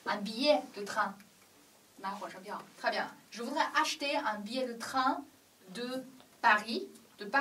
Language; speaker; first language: French; non-native, learner; Chinese